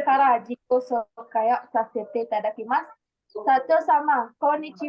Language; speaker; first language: Japanese; non-native, learner; Indonesian